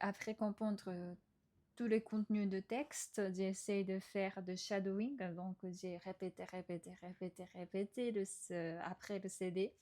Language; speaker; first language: French; non-native, fluent; Japanese